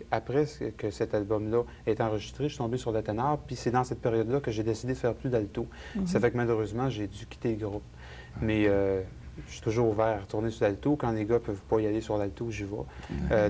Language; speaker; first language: French; native; French